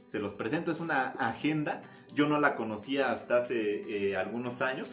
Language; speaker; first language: Spanish; native; Spanish